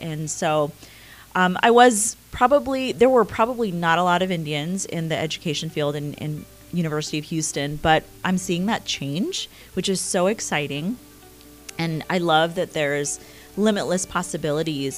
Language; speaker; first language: English; early bilingual, other home language; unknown